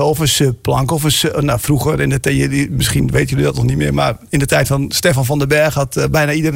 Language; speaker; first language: Dutch; native; Dutch